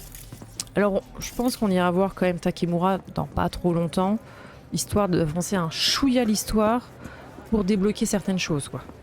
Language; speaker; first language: French; native; French